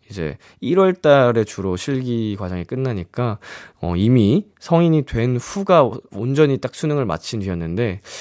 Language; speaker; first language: Korean; native; Korean